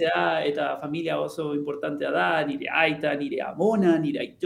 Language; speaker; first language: Basque; non-native, learner; Spanish